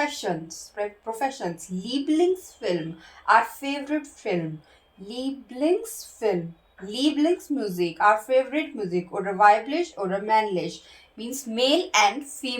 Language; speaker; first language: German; non-native, fluent; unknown